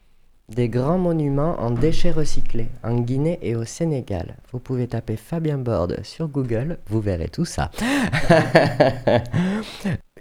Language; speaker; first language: French; native; French